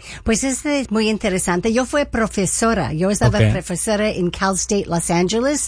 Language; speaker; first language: Spanish; early bilingual, heritage; Spanish